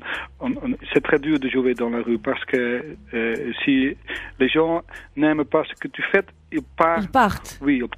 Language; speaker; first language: French; non-native, learner; Dutch